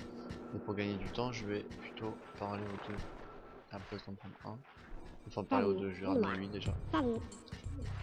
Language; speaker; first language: French; native; French